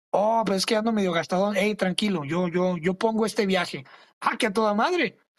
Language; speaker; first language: Spanish; early bilingual, other home language; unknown